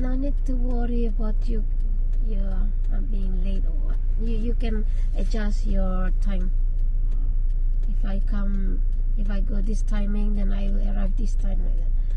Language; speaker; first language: English; non-native, learner; Indonesian